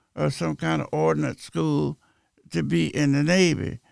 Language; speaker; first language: English; native; English